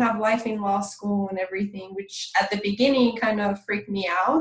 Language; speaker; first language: English; non-native, fluent; Persian